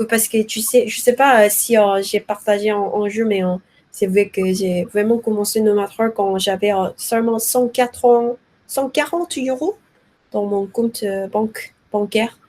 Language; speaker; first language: French; non-native, learner; Korean